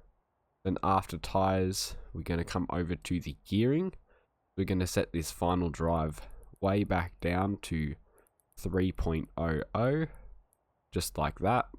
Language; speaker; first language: English; native; English